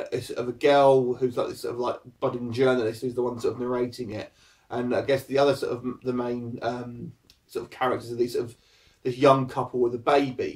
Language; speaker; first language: English; native; English